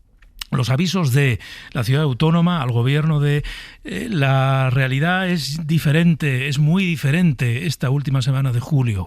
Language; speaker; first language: Spanish; native; Spanish